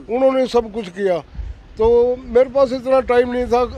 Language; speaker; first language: Hindi; native; Hindi